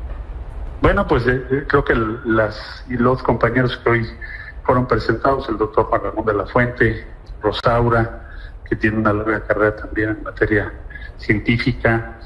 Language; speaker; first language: Spanish; native; Spanish